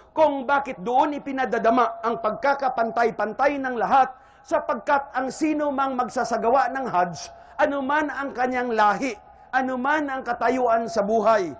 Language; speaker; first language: Filipino; non-native, local second language; Hiligaynon